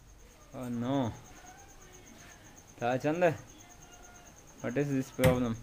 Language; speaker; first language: English; non-native, local second language; Hindi